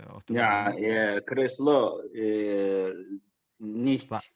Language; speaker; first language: German; non-native, learner; Azerbaijani